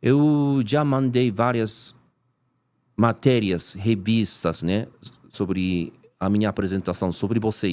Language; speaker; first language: Portuguese; non-native, learner; Japanese